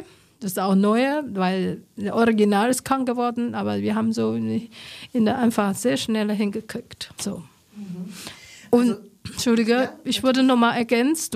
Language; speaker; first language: German; non-native, learner; Chinese